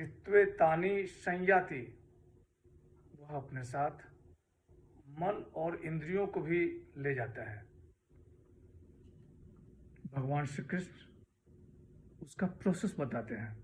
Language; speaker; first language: Hindi; native; Hindi